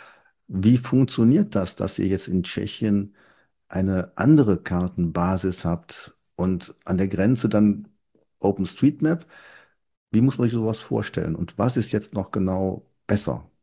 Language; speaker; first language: German; native; German